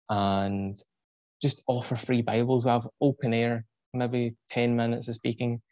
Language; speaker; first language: English; native; English